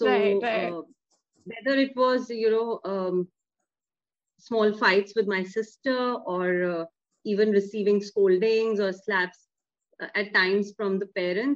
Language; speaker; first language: English; non-native, local second language; Hindi